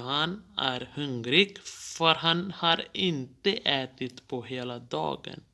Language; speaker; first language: Swedish; non-native, fluent; Hindi